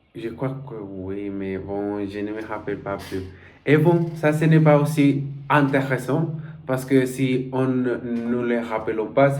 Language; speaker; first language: French; non-native, learner; Spanish